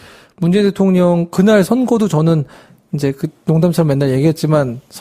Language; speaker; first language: Korean; native; Korean